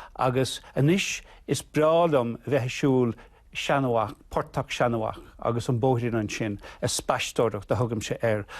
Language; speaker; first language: Irish; non-native, local second language; English